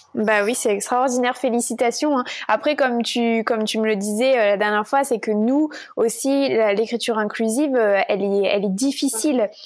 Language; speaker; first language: French; native; French